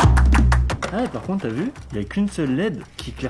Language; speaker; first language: French; native; French